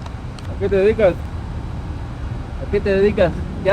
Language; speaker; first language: Spanish; native; Spanish